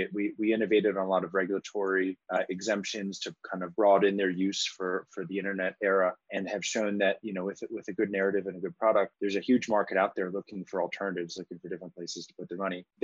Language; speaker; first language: English; native; English